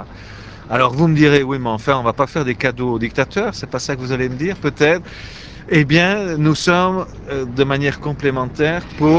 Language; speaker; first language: French; native; French